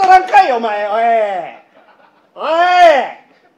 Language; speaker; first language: Japanese; native; Japanese